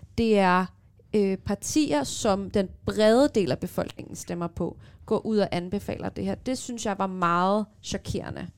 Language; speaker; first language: Danish; early bilingual, other home language; Persian